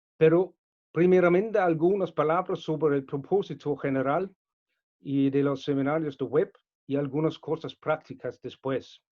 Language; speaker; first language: Spanish; non-native, fluent; Danish